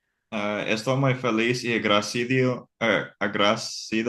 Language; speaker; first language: Spanish; non-native, learner; English